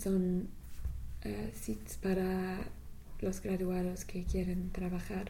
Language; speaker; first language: Spanish; non-native, fluent; English